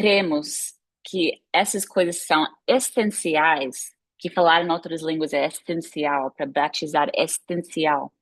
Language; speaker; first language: Portuguese; non-native, fluent; English